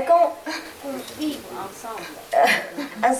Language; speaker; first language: French; non-native, learner; Vietnamese